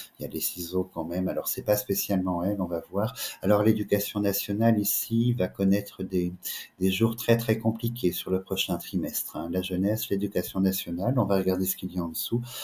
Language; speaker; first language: French; native; French